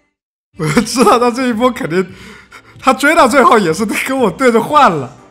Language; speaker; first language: Chinese; native; Chinese